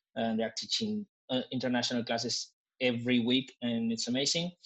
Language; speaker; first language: English; non-native, fluent; Spanish